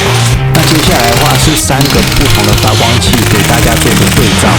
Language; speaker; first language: Chinese; native; Chinese